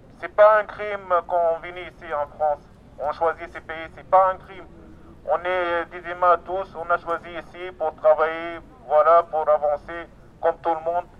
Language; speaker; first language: French; non-native, learner; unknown